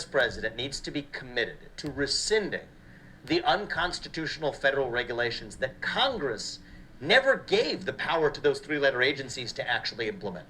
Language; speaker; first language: English; native; English